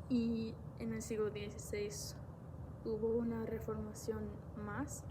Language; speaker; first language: Spanish; non-native, fluent; English